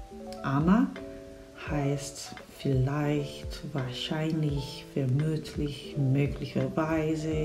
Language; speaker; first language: German; non-native, fluent; Korean